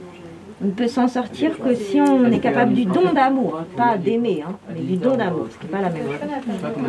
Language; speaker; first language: French; native; French